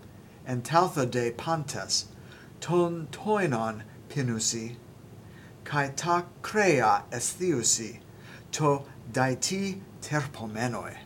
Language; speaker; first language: Greek; non-native, learner; English